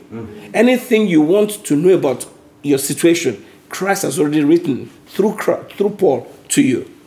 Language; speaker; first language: English; non-native, local second language; Yoruba